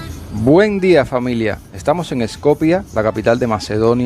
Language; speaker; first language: Spanish; native; Spanish